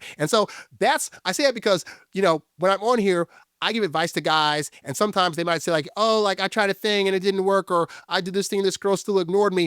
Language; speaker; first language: English; native; English